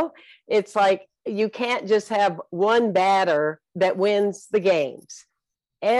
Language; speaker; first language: English; native; English